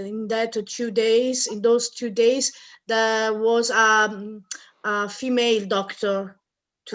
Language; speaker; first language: English; non-native, learner; Italian